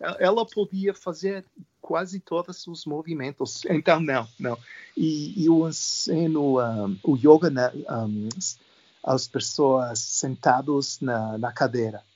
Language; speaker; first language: Portuguese; non-native, learner; English